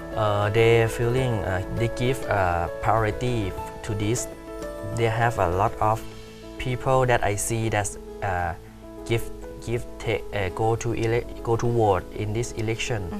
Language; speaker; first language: English; non-native, learner; Thai